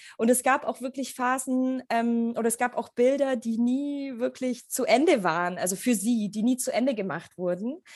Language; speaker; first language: German; early bilingual, other home language; Polish